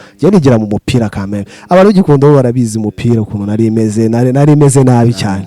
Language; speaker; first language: Kinyarwanda; early bilingual, other home language; Rundi